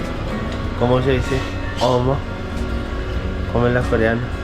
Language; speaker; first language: Spanish; non-native, fluent; Korean